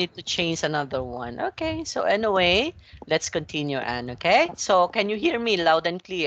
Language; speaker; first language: English; non-native, fluent; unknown